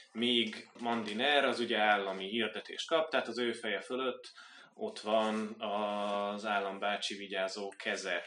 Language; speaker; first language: Hungarian; native; Hungarian